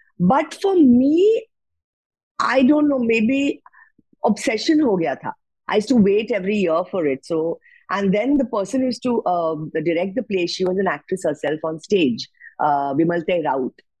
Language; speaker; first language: Hindi; non-native, local second language; Marathi